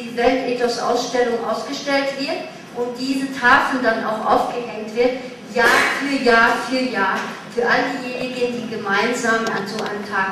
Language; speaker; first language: German; non-native, fluent; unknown